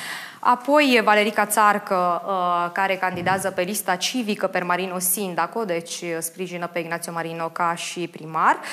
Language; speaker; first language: Romanian; native; Romanian